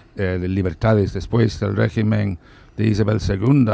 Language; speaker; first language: Spanish; non-native, fluent; English